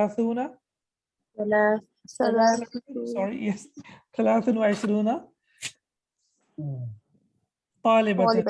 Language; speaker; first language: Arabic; non-native, fluent; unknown